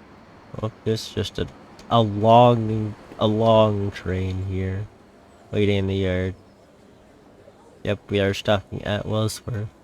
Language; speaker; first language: English; native; English